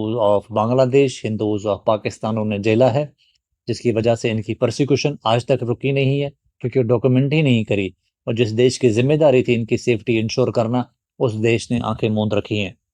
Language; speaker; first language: Hindi; native; Hindi